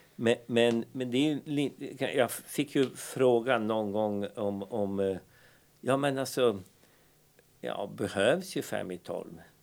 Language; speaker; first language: Swedish; non-native, fluent; Bosnian